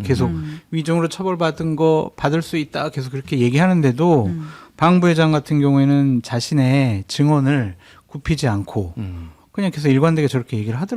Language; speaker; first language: Korean; native; Korean